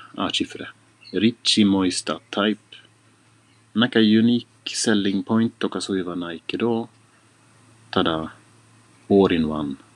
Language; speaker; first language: Japanese; non-native, learner; Swedish